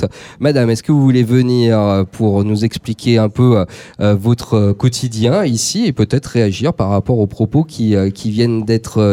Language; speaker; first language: French; native; French